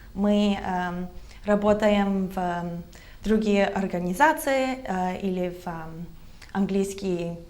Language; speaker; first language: Russian; non-native, learner; English